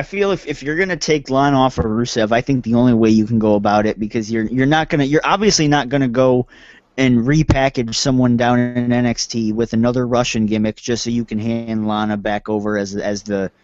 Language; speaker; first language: English; native; English